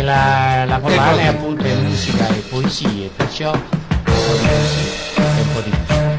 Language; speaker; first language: Italian; native; Italian